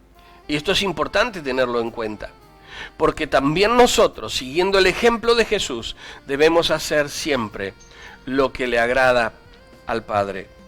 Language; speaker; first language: Spanish; native; Spanish